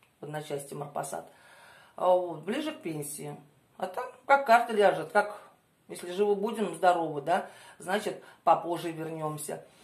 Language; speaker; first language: Russian; native; Russian